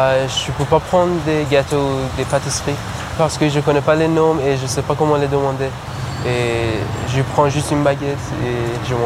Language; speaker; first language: French; non-native, learner; Persian